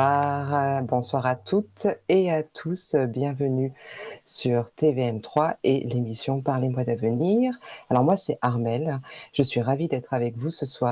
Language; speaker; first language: French; native; French